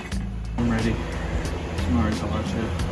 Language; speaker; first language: English; native; English